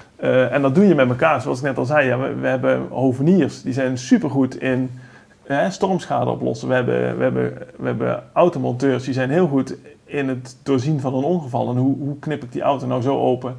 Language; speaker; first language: Dutch; native; Dutch